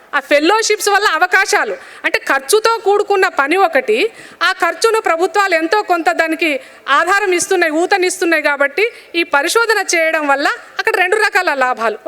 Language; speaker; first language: Telugu; non-native, local second language; Lambadi